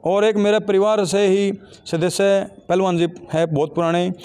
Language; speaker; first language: Hindi; native; Hindi